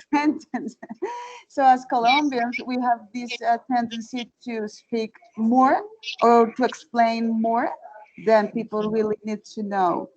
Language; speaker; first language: English; non-native, fluent; Spanish